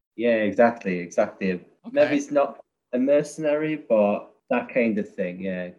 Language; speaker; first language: English; native; English